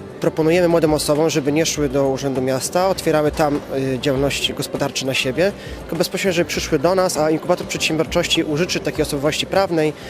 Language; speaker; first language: Polish; native; Polish